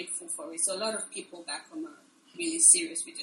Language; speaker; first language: English; non-native, local second language; Igbo